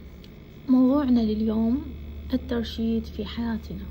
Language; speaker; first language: Arabic; native; Arabic